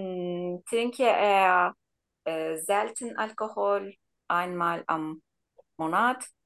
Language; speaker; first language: German; non-native, learner; Turkish